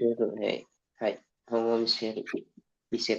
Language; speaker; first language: Japanese; non-native, learner; Indonesian